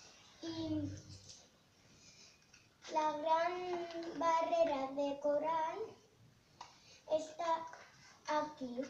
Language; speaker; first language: Catalan; non-native, local second language; Spanish